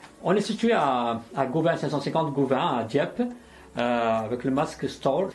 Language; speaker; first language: French; non-native, local second language; Arabic